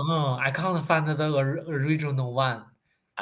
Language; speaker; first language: English; non-native, learner; Chinese